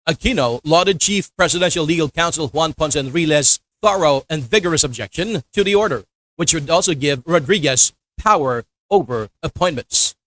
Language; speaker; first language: English; non-native, local second language; Filipino